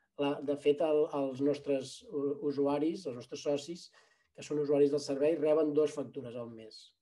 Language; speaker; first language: Catalan; native; Catalan